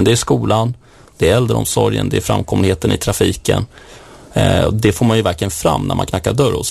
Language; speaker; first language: Swedish; native; Swedish